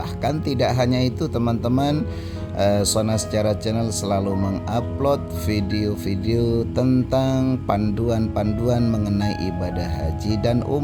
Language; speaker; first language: Indonesian; native; Indonesian